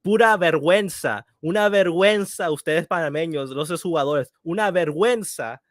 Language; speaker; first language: Spanish; early bilingual, heritage; Spanish